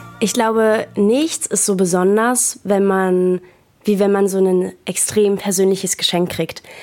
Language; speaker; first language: German; native; German